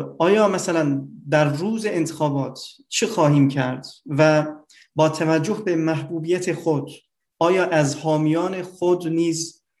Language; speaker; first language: Persian; non-native, fluent; Turkish